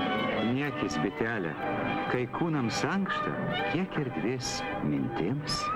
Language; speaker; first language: Lithuanian; native; Lithuanian